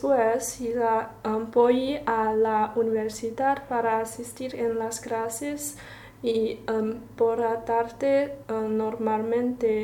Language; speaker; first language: Spanish; non-native, learner; Chinese